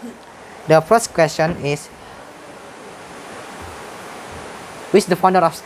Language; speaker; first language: English; non-native, learner; Indonesian